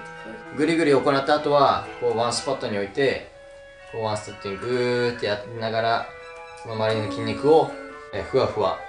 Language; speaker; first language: Japanese; native; Japanese